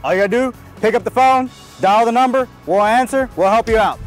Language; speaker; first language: English; native; English